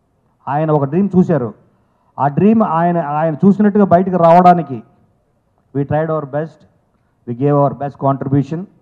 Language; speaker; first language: Telugu; native; Telugu